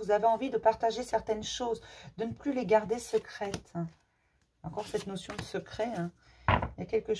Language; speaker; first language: French; native; French